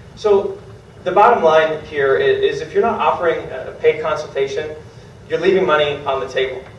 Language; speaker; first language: English; native; English